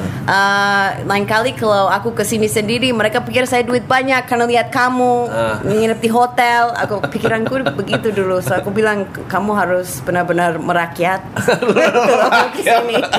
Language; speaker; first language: Indonesian; non-native, fluent; English